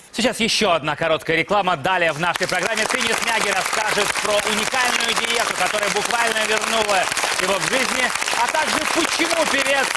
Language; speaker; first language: Russian; native; Russian